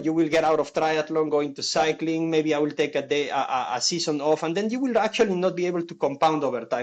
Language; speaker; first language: English; non-native, fluent; Spanish